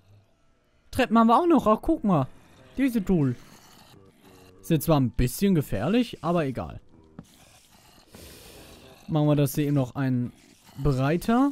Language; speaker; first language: German; native; German